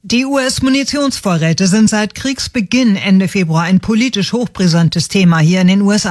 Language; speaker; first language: German; native; German